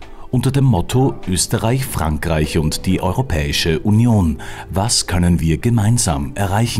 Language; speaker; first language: German; native; German